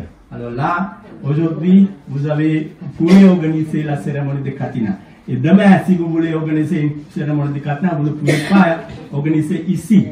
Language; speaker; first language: French; non-native, fluent; Sinhala